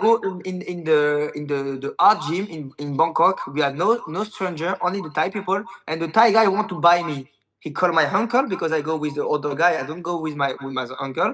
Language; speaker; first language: English; non-native, learner; French